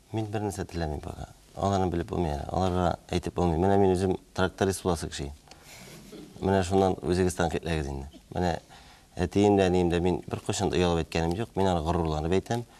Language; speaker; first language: Tatar; native; Tatar